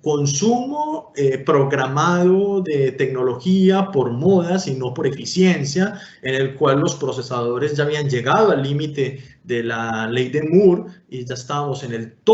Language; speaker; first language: Spanish; native; Spanish